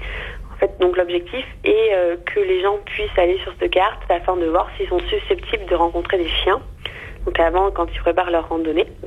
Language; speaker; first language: French; native; French